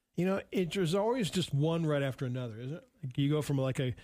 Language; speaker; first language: English; native; English